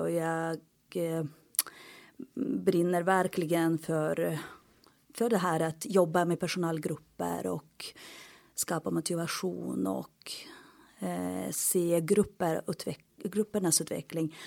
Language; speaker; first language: Swedish; non-native, fluent; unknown